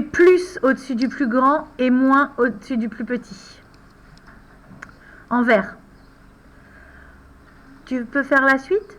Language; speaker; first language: French; native; French